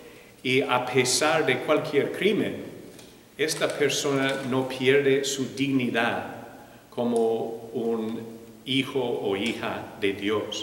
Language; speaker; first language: Spanish; non-native, fluent; English